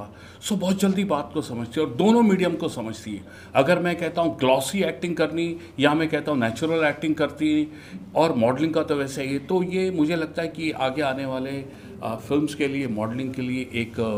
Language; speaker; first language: Hindi; native; Hindi